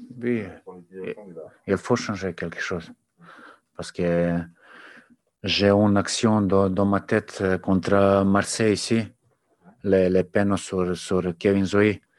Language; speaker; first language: French; non-native, learner; Serbian